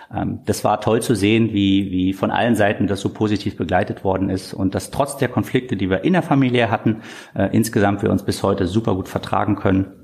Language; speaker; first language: German; native; German